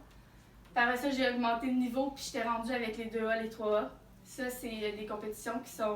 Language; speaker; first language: French; native; French